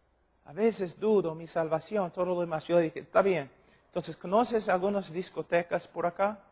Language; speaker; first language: Spanish; non-native, fluent; English